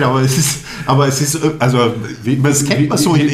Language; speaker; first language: German; native; German